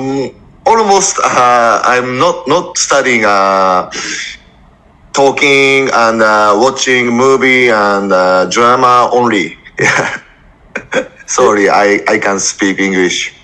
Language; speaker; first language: English; non-native, learner; Japanese